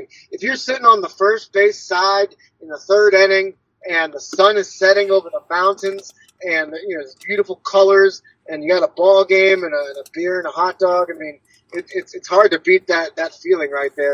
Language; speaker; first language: English; native; English